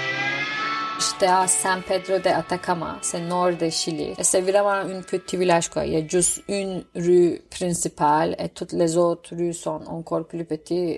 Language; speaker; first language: French; non-native, fluent; Turkish